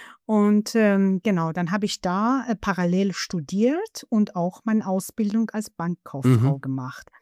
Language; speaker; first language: German; non-native, fluent; Persian